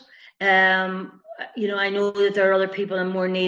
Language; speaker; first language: English; native; English